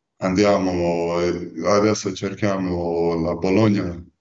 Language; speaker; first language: Italian; non-native, fluent; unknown